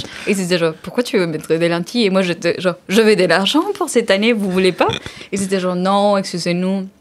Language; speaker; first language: French; non-native, fluent; Spanish